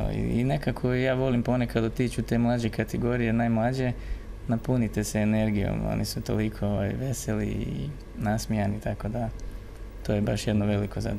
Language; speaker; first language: Croatian; native; Croatian